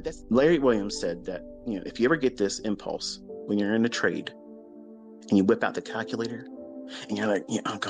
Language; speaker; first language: English; native; English